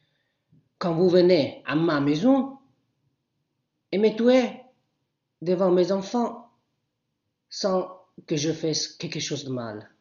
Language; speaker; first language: French; non-native, learner; Italian